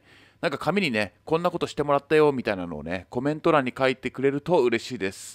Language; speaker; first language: Japanese; native; Japanese